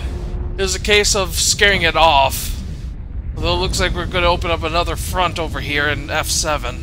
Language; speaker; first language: English; native; English